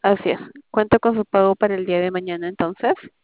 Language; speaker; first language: Spanish; native; Spanish